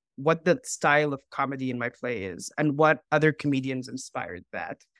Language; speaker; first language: English; non-native, fluent; Arabic